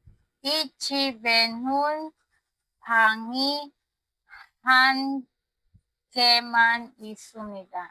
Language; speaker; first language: Korean; non-native, learner; Filipino